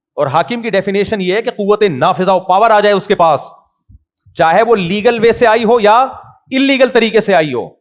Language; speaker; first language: Urdu; native; Urdu